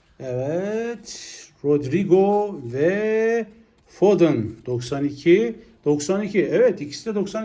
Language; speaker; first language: Turkish; native; Turkish